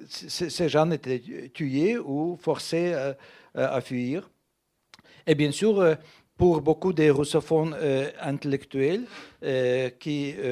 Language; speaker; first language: French; non-native, fluent; Russian